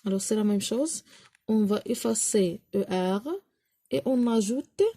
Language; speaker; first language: French; non-native, local second language; Arabic